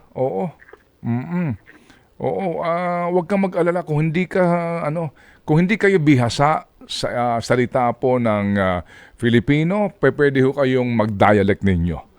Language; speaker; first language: Filipino; native; Filipino